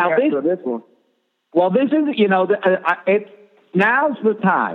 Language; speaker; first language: English; native; English